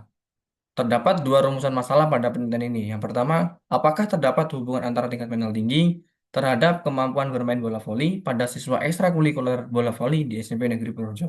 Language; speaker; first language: Indonesian; native; Indonesian